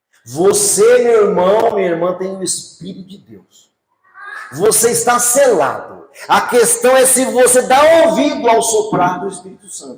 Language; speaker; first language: Portuguese; native; Portuguese